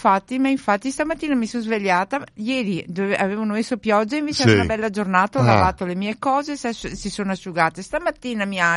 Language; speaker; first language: Italian; early bilingual, heritage; Italian